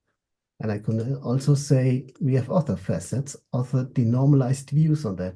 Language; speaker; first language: English; non-native, fluent; German